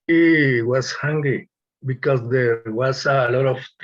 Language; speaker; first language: English; non-native, learner; Spanish